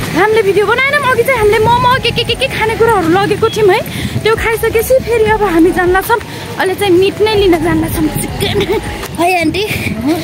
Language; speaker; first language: Nepali; non-native, local second language; Dangaura Tharu